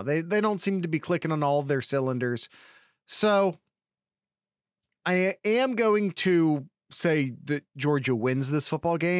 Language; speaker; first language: English; native; English